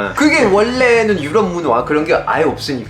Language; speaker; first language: Korean; non-native, fluent; French